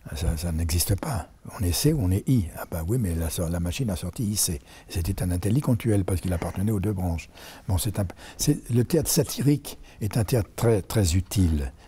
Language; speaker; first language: French; native; French